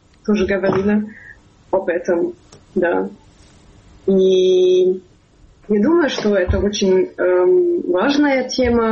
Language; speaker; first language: Russian; non-native, fluent; German